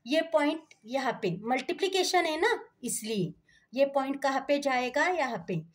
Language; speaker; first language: Hindi; non-native, local second language; Marathi